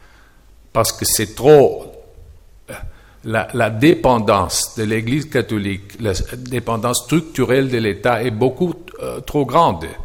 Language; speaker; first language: French; non-native, fluent; German